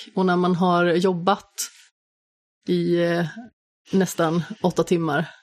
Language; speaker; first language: Swedish; native; Swedish